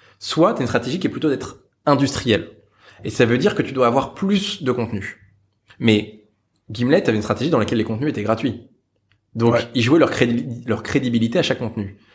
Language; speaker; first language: French; native; French